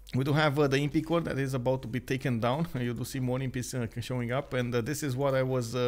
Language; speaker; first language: English; non-native, fluent; Romanian